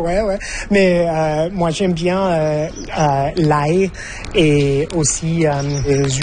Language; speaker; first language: French; non-native, fluent; English